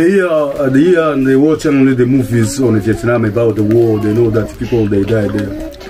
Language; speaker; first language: English; non-native, fluent; Swahili